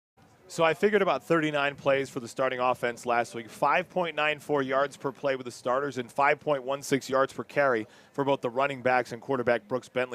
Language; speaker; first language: English; native; English